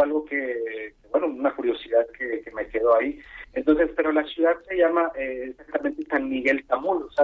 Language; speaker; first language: Spanish; native; Spanish